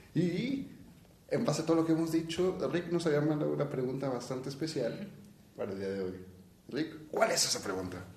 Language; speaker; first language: Spanish; native; Spanish